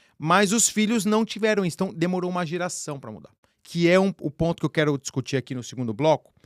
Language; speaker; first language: Portuguese; native; Portuguese